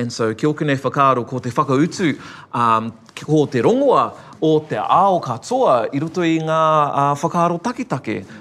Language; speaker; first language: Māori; non-native, local second language; English